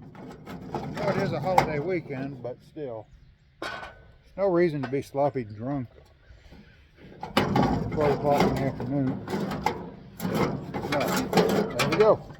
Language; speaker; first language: English; native; English